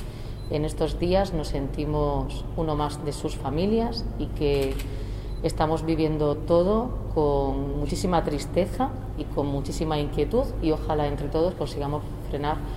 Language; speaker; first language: Spanish; native; Spanish